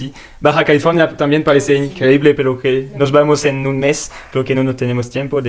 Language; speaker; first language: Spanish; non-native, learner; French